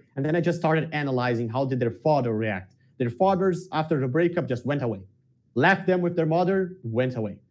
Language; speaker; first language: English; non-native, fluent; Portuguese